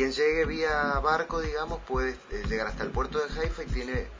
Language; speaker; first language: Spanish; native; Spanish